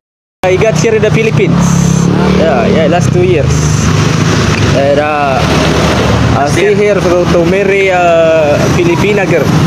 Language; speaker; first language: English; non-native, local second language; Cebuano